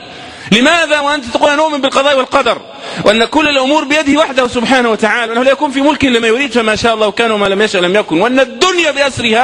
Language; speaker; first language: Arabic; native; Arabic